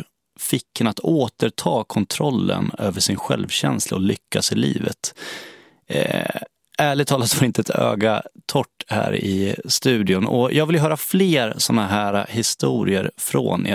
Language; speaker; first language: Swedish; native; Swedish